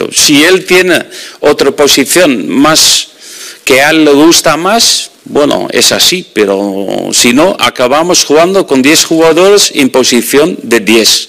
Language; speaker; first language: Spanish; non-native, fluent; Dutch